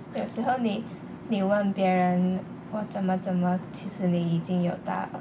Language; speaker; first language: Chinese; non-native, fluent; Cantonese